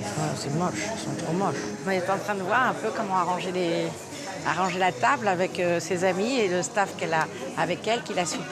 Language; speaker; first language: French; native; French